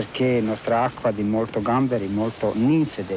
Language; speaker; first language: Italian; non-native, learner; Croatian